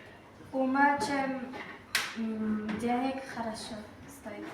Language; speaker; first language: Russian; non-native, learner; Uzbek